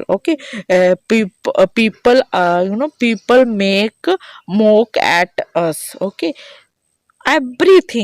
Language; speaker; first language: English; non-native, learner; Hindi